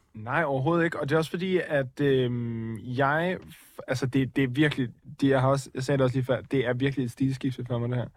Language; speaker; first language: Danish; native; Danish